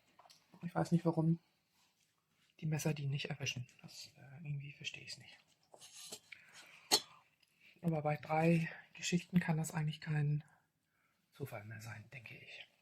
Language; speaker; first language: German; native; German